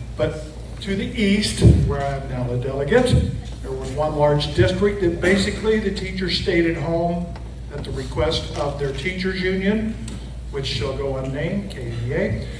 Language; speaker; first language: English; native; English